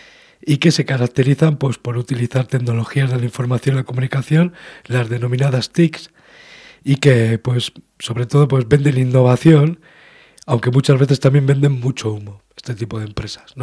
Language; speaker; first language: Spanish; native; Spanish